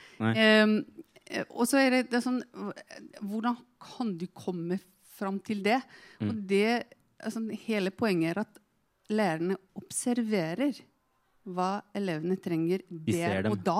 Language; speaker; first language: Norwegian; non-native, fluent; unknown